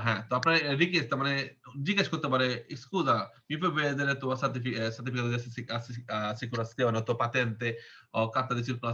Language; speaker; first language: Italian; non-native, learner; Bangla